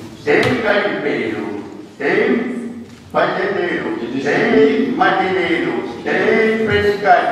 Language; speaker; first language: Portuguese; non-native, local second language; Kayapó